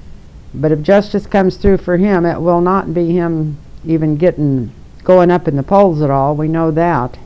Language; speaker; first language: English; native; English